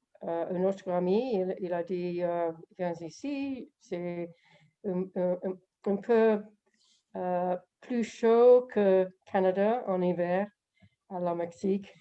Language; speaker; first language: French; non-native, learner; English